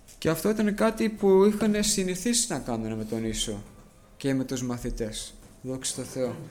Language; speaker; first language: Greek; early bilingual, heritage; Greek